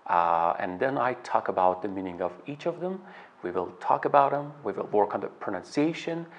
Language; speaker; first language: English; non-native, fluent; Persian